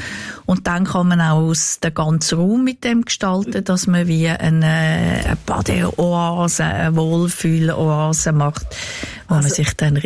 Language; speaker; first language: German; native; German